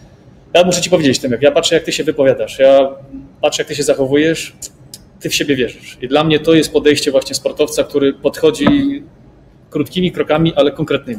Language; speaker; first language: Polish; native; Polish